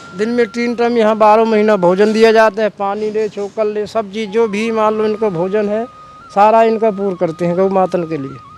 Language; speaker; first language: Hindi; native; Hindi